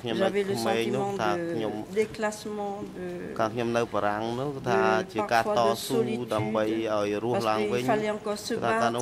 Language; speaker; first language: French; non-native, local second language; Khmer